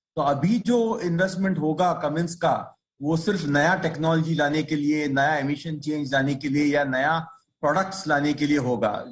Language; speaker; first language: Hindi; non-native, local second language; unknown